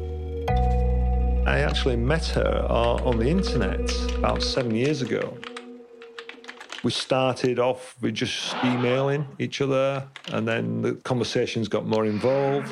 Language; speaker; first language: English; native; English